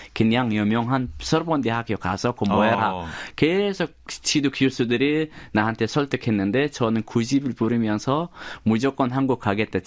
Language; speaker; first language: Korean; non-native, fluent; Arabic